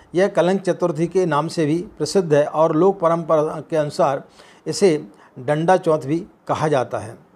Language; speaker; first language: Hindi; native; Hindi